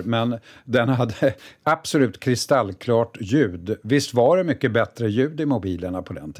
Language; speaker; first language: Swedish; native; Swedish